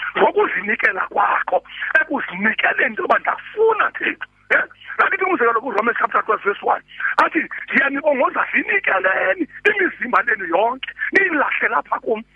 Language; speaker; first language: Zulu; non-native, local second language; Xhosa